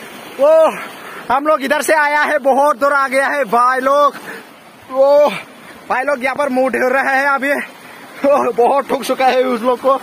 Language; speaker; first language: Hindi; non-native, local second language; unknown